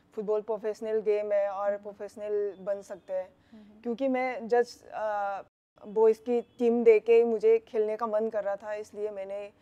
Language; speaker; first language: Hindi; non-native, local second language; Manipuri